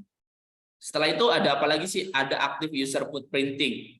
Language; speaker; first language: Indonesian; native; Indonesian